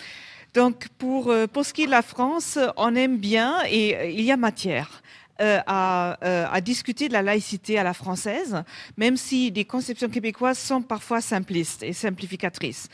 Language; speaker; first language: French; non-native, fluent; German